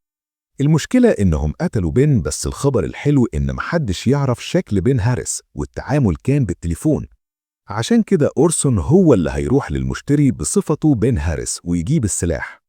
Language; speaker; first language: Arabic; native; Arabic